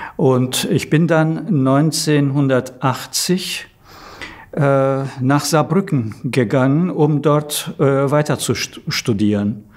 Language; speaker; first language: German; non-native, fluent; Turkish